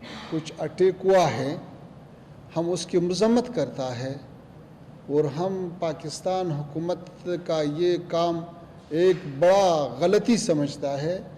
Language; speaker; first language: Hindi; non-native, fluent; Pashto